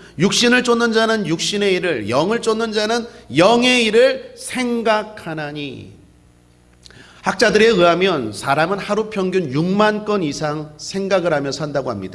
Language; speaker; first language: Korean; native; Korean